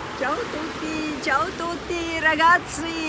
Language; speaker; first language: Italian; non-native, learner; Russian